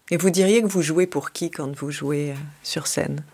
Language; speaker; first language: French; native; French